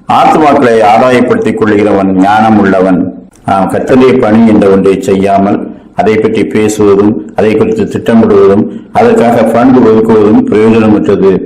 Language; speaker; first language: Tamil; native; Tamil